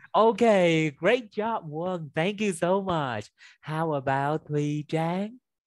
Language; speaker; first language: English; non-native, fluent; Vietnamese